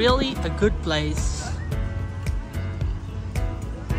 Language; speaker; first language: English; non-native, local second language; Urdu